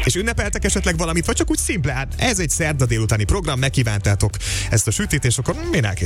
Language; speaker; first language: Hungarian; native; Hungarian